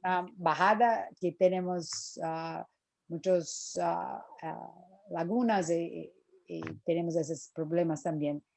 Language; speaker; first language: Spanish; non-native, fluent; Portuguese